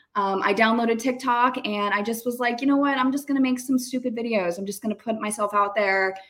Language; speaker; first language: English; native; English